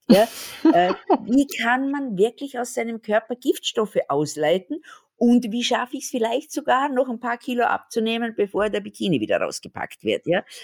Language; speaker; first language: German; native; German